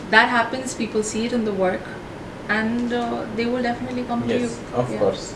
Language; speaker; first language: English; non-native, local second language; Hindi